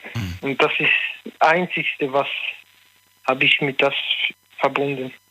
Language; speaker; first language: German; non-native, learner; French